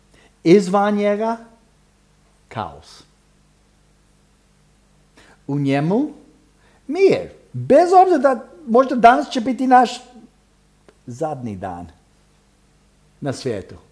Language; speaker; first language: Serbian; early bilingual, heritage; Serbian